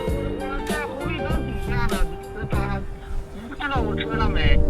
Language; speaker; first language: Chinese; native; Chinese